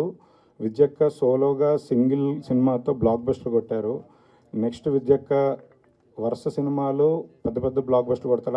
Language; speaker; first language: Telugu; native; Telugu